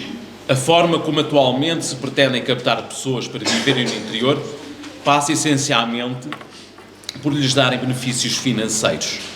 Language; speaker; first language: Portuguese; native; Portuguese